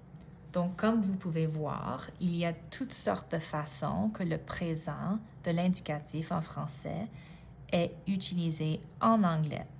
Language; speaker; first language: French; non-native, fluent; English